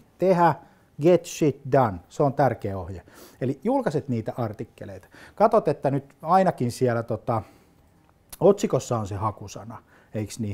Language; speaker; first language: Finnish; native; Finnish